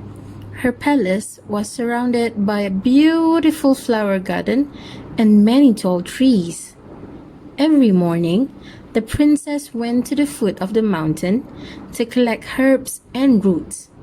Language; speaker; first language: English; non-native, local second language; Malay